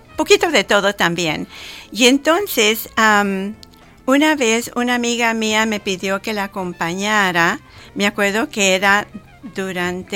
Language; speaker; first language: Spanish; early bilingual, heritage; Spanish